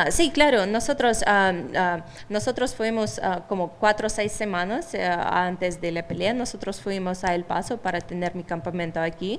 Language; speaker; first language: Spanish; non-native, fluent; Russian